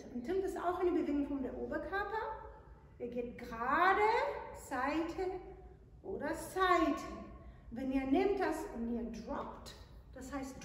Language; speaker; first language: German; non-native, fluent; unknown